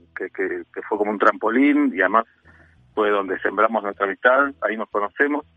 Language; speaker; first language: Spanish; native; Spanish